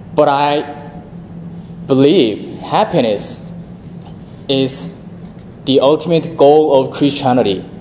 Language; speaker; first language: English; non-native, fluent; Korean